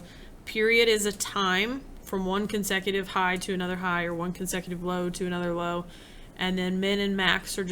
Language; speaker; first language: English; native; English